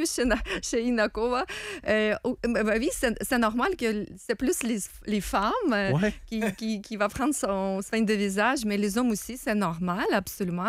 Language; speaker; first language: French; non-native, learner; Ukrainian